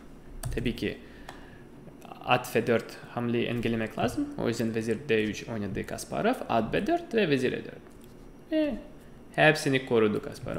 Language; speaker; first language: Turkish; non-native, fluent; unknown